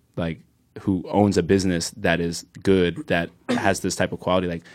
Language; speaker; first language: English; native; English